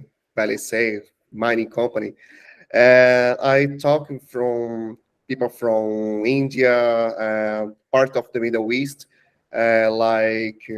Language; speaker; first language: English; non-native, learner; Portuguese